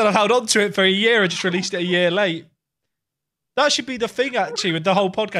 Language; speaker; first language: English; native; English